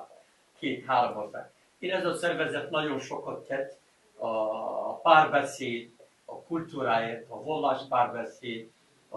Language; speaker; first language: Hungarian; non-native, learner; Arabic